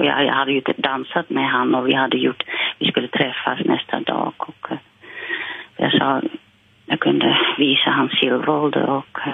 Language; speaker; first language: Swedish; non-native, fluent; Dutch